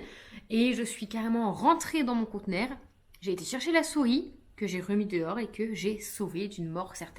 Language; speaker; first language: French; native; French